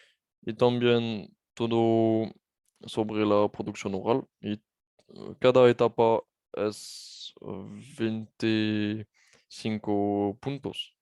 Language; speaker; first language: Spanish; non-native, fluent; French